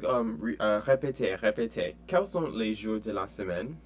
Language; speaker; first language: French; non-native, fluent; English